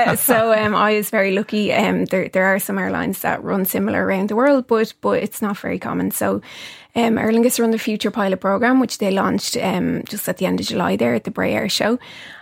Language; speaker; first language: English; native; English